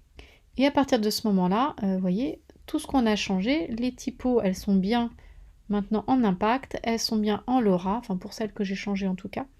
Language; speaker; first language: French; native; French